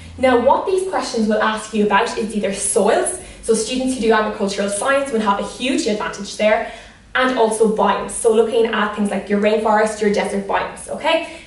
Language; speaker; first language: English; native; English